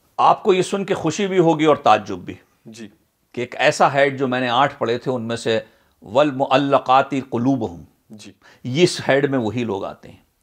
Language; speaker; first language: Urdu; native; Urdu